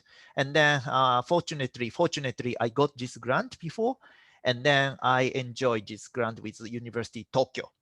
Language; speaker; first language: English; non-native, fluent; Japanese